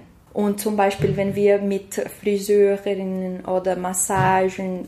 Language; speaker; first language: German; non-native, learner; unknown